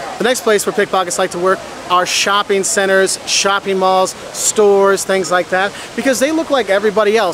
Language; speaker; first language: English; native; English